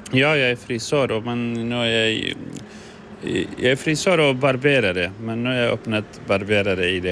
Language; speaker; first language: Swedish; non-native, learner; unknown